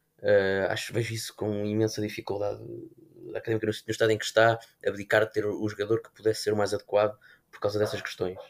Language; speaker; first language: Portuguese; native; Portuguese